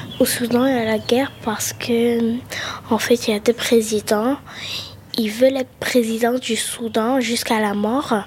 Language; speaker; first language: French; early bilingual, other home language; Arabic